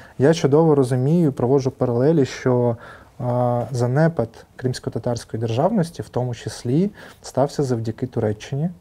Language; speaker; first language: Ukrainian; non-native, local second language; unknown